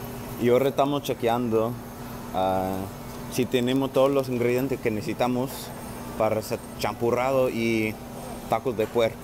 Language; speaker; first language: Spanish; non-native, learner; English